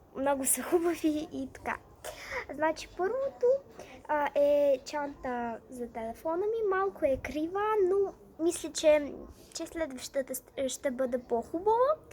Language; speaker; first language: Bulgarian; non-native, fluent; Ukrainian